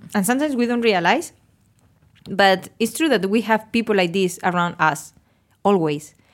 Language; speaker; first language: English; non-native, fluent; Spanish